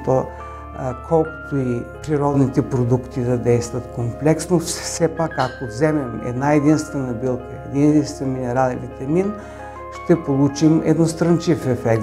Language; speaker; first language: Bulgarian; native; Bulgarian